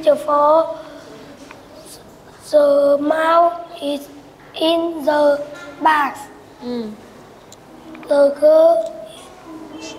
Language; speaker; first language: English; non-native, learner; Vietnamese